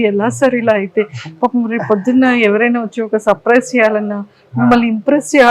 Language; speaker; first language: Telugu; native; Telugu